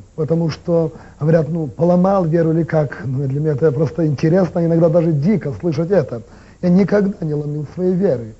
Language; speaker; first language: Russian; non-native, local second language; Ukrainian